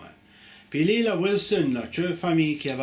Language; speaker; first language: French; native; French